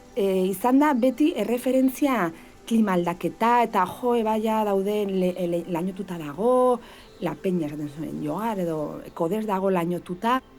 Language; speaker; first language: Basque; non-native, local second language; Spanish